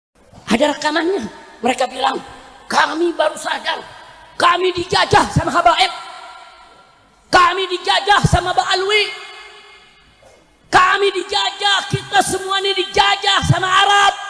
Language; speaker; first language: Indonesian; native; Indonesian